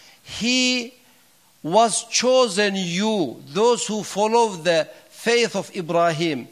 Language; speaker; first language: English; non-native, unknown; Turkish